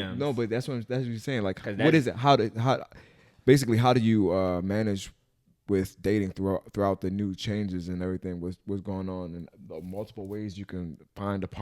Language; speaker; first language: English; native; English